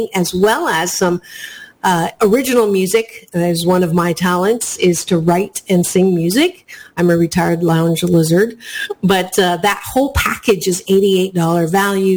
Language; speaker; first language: English; native; English